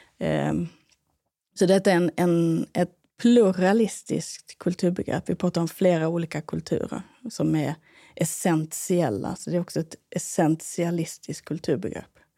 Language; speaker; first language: Swedish; native; Swedish